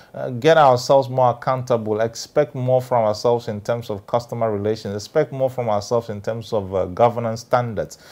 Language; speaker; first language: English; non-native, local second language; Ewe